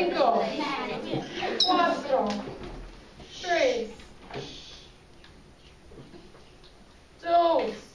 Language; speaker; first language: Spanish; non-native, fluent; English